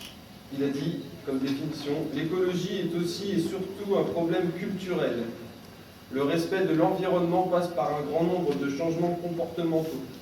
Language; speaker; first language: French; native; French